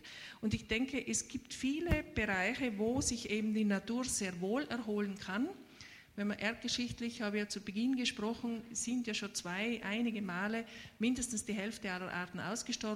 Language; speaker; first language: German; native; German